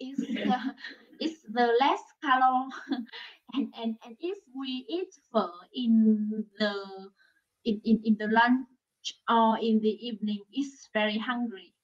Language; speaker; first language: English; non-native, learner; Vietnamese